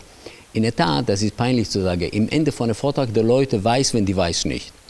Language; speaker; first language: German; non-native, fluent; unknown